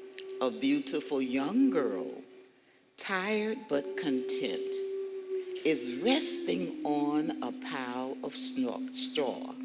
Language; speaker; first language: English; native; English